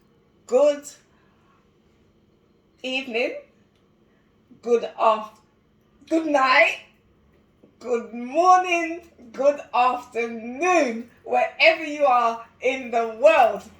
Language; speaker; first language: English; native; English